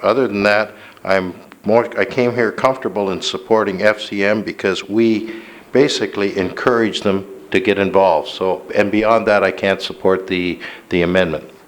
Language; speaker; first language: English; native; English